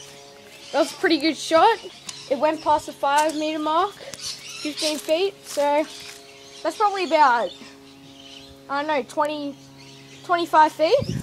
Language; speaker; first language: English; native; English